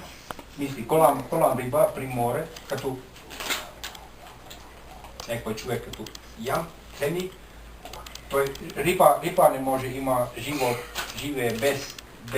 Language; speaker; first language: Bulgarian; non-native, learner; Finnish